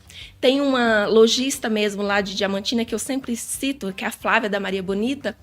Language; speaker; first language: Portuguese; native; Portuguese